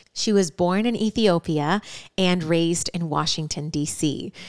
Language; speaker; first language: English; early bilingual, other home language; Spanish